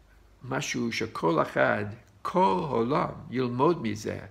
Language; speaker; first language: Hebrew; non-native, fluent; English